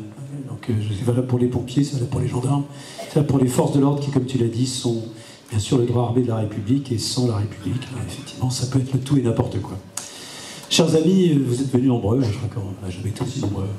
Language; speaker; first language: French; native; French